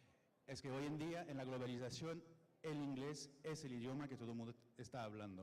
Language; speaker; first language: Spanish; non-native, fluent; French